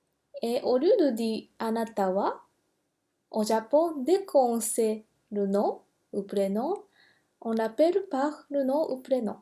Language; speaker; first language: French; non-native, fluent; Japanese